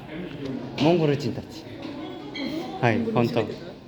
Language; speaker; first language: Japanese; non-native, learner; Mongolian